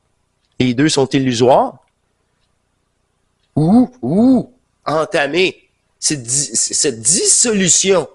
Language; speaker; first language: French; native; French